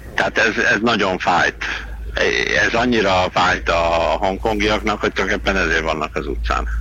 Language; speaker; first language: Hungarian; native; Hungarian